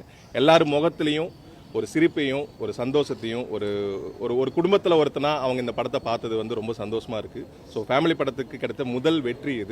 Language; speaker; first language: Tamil; native; Tamil